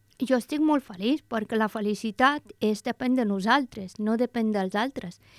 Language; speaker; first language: Catalan; non-native, fluent; Persian